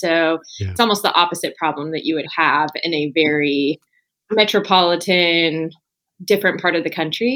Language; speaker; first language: English; native; English